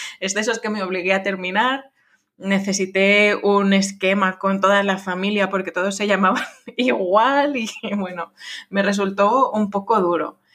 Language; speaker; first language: Spanish; non-native, fluent; French